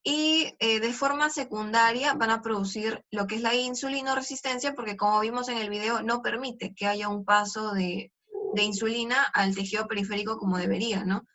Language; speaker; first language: Spanish; native; Spanish